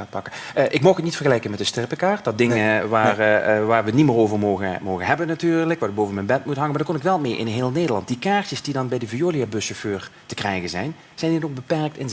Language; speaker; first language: Dutch; native; Dutch